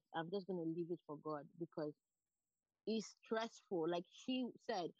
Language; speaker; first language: English; non-native, local second language; Igbo